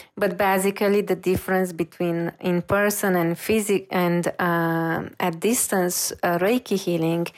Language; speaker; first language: English; non-native, fluent; Romanian